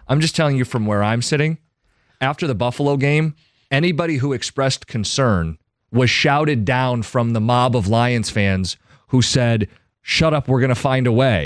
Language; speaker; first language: English; native; English